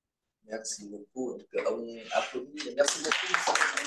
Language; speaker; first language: French; non-native, fluent; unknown